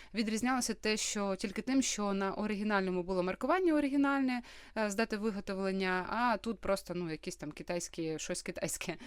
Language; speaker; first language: Ukrainian; native; Ukrainian